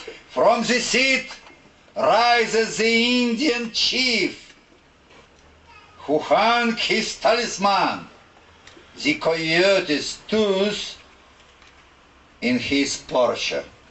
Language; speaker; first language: English; non-native, fluent; Russian